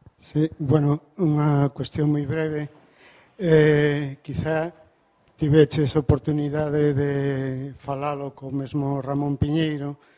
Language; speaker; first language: Galician; native; Galician